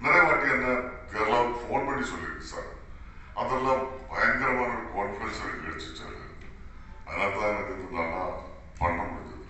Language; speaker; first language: Tamil; non-native, learner; Malayalam